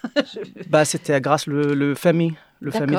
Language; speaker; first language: French; non-native, learner; Arabic